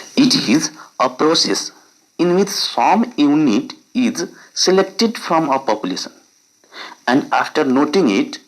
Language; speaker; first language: English; non-native, local second language; Nepali